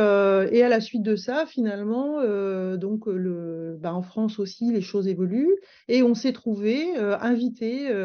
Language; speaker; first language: French; native; French